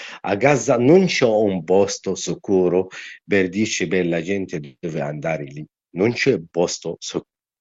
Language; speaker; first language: Italian; non-native, learner; Arabic